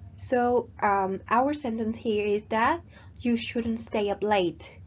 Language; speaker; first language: English; non-native, fluent; Vietnamese